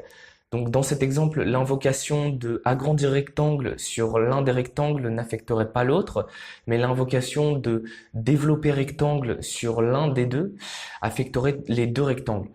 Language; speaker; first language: French; native; French